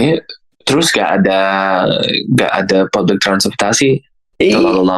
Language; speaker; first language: Indonesian; non-native, learner; English